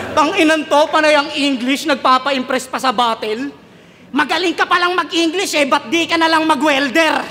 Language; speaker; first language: Filipino; native; Filipino